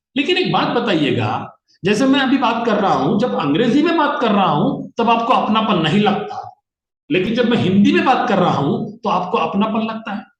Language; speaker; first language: Hindi; non-native, local second language; Marathi